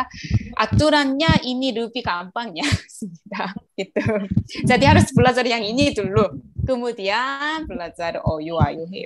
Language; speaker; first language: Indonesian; non-native, learner; Korean